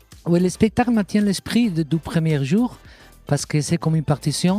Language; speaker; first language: French; non-native, fluent; Catalan